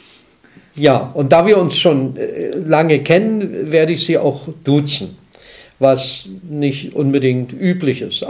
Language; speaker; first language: German; native; German